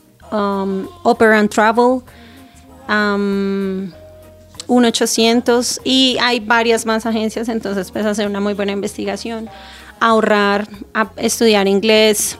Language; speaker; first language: Spanish; native; Spanish